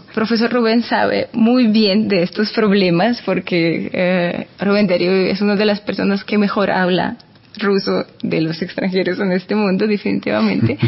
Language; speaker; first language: Spanish; non-native, fluent; Russian